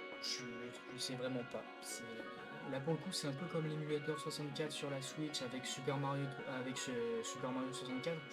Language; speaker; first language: French; native; French